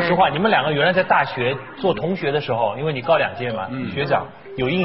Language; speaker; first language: Chinese; native; Chinese